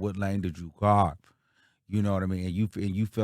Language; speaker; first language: English; native; English